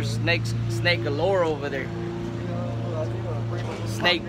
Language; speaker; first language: English; native; English